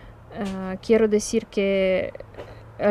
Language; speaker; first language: Spanish; non-native, learner; Ukrainian